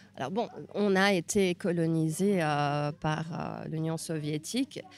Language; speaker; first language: French; non-native, fluent; Hungarian